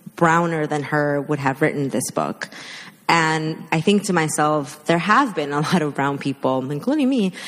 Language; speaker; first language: English; early bilingual, other home language; Spanish